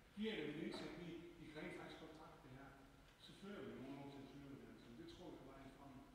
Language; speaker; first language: Danish; native; Danish